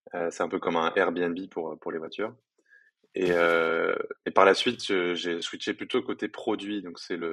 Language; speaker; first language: French; native; French